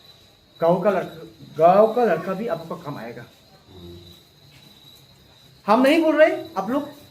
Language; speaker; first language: Hindi; non-native, local second language; Garo